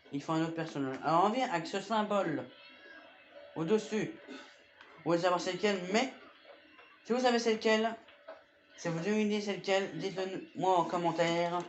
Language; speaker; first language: French; native; French